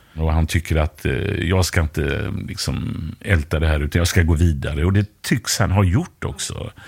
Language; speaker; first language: Swedish; native; Swedish